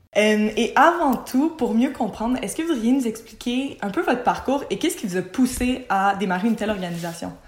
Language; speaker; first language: French; native; French